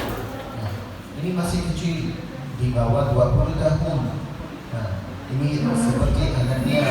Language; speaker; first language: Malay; non-native, learner; Arabic